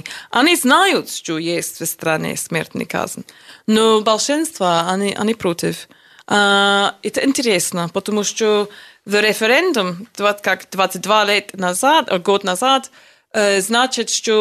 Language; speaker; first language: Russian; non-native, learner; English